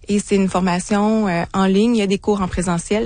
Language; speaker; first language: French; native; French